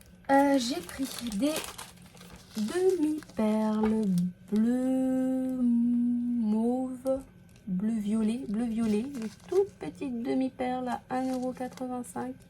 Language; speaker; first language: French; native; French